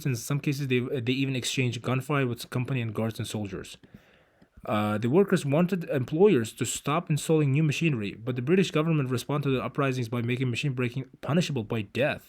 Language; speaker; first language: English; non-native, fluent; Uzbek